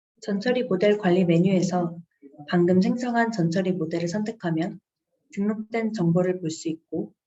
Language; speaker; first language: Korean; native; Korean